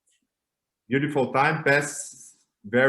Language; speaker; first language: English; non-native, learner; Portuguese